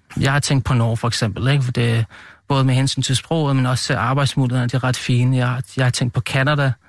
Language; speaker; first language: Danish; early bilingual, other home language; Arabic